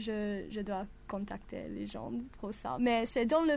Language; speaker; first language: French; non-native, learner; English